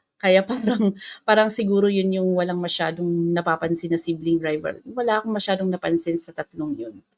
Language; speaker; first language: Filipino; non-native, local second language; Iloko